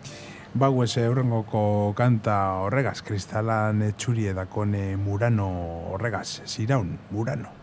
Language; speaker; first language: Basque; native; Basque